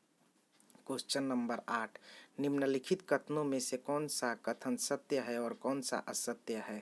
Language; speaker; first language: Hindi; native; Hindi